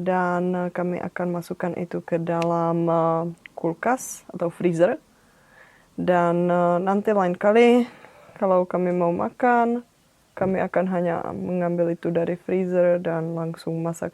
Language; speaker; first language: Indonesian; non-native, fluent; Czech